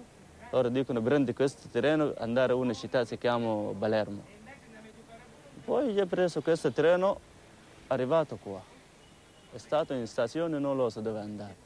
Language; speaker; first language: Italian; non-native, learner; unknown